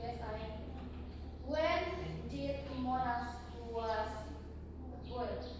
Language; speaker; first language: English; non-native, learner; Indonesian